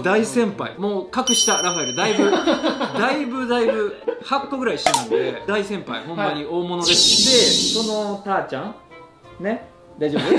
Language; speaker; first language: Japanese; native; Japanese